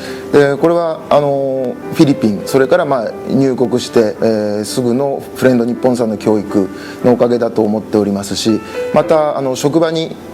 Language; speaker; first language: Japanese; native; Japanese